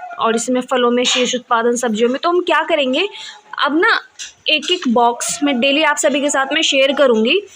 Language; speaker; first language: Hindi; native; Hindi